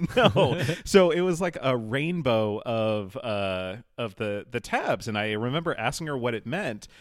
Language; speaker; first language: English; native; English